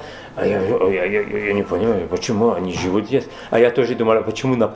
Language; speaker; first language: Russian; non-native, learner; French